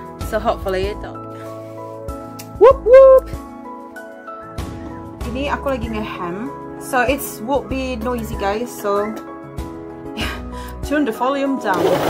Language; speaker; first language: English; non-native, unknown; Indonesian